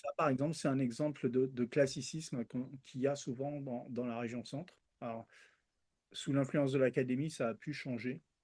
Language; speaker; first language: French; early bilingual, other home language; Spanish